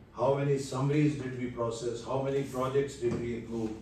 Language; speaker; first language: English; non-native, local second language; Urdu